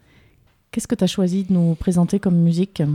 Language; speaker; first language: French; native; French